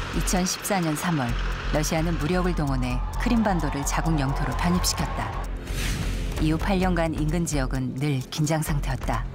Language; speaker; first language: Korean; native; Korean